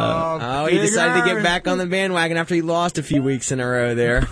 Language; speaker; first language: English; native; English